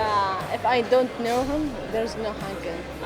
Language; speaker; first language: English; non-native, learner; Arabic